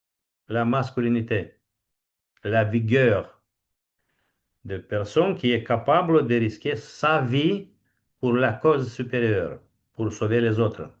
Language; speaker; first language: French; non-native, fluent; Romanian